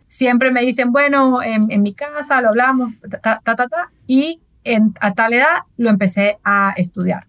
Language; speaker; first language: Spanish; native; Spanish